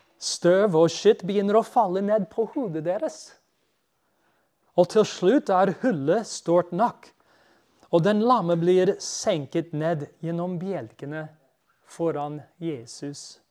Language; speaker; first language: Norwegian; non-native, fluent; English